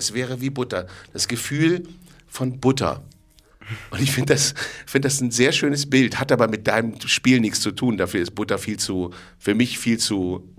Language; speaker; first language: German; native; German